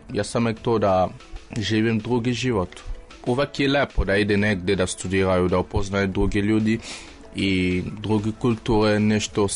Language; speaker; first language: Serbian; non-native, learner; French